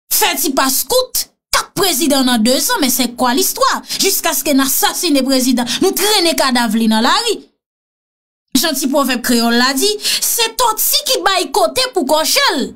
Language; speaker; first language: Haitian Creole; native; Haitian Creole